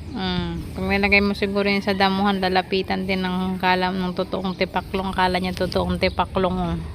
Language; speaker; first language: Filipino; native; Filipino